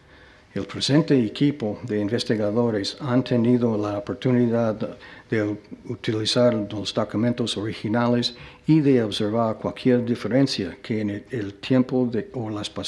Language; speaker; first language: Spanish; non-native, fluent; English